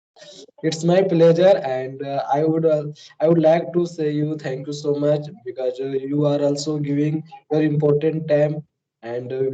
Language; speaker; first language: English; non-native, learner; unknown